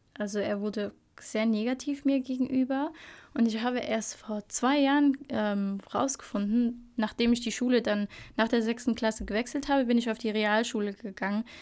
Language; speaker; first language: German; early bilingual, other home language; Albanian